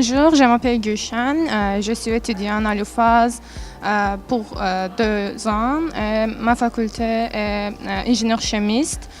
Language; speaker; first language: French; non-native, learner; Azerbaijani